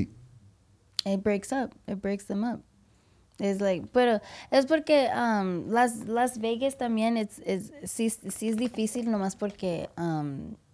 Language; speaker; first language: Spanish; early bilingual, heritage; English